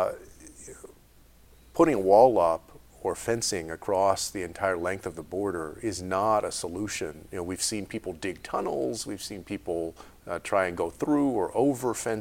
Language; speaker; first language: English; native; English